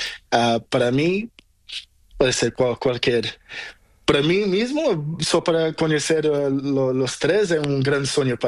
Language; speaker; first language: Spanish; non-native, learner; Portuguese